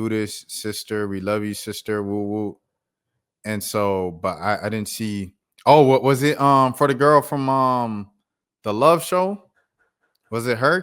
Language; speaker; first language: English; native; English